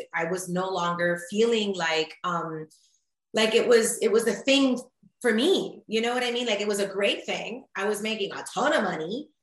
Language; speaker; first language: English; early bilingual, other home language; Spanish